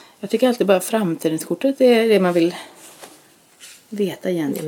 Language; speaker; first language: Swedish; native; Swedish